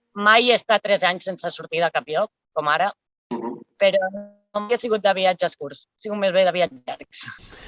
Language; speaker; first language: Catalan; native; Catalan